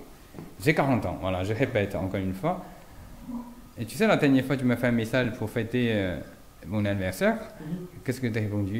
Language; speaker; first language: French; non-native, fluent; Chinese